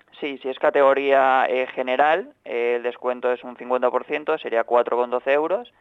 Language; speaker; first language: Spanish; native; Spanish